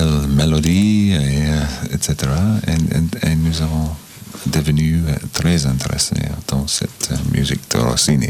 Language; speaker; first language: French; non-native, fluent; English